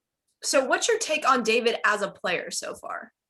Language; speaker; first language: English; native; English